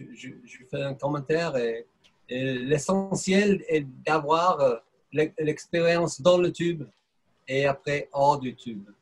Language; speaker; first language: French; non-native, fluent; English